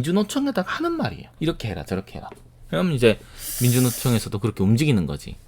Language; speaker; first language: Korean; native; Korean